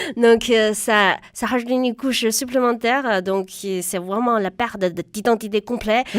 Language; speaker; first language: French; non-native, fluent; Chinese